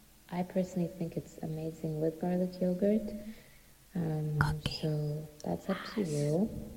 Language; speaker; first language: English; non-native, fluent; Turkish